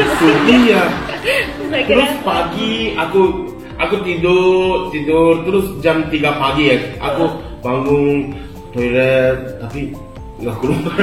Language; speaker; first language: Indonesian; non-native, learner; Japanese